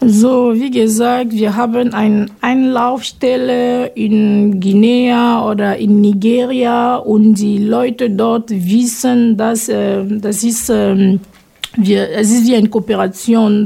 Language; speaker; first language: German; non-native, fluent; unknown